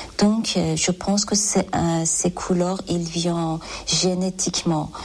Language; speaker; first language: French; non-native, learner; Persian